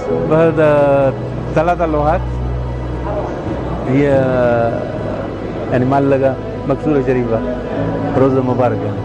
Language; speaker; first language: Arabic; non-native, fluent; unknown